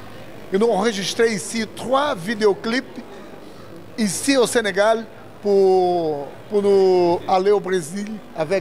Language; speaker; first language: French; non-native, learner; Portuguese